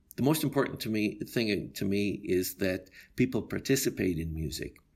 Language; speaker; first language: English; native; English